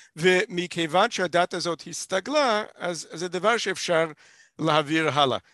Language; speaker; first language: Hebrew; non-native, fluent; English